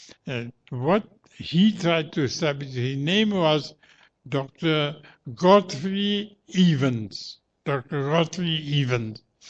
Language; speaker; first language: English; native; English